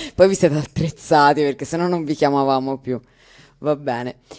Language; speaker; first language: Italian; native; Italian